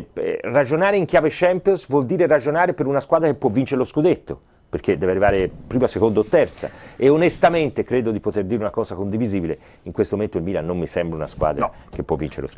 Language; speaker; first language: Italian; native; Italian